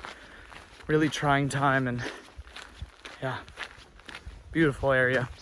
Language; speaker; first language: English; native; English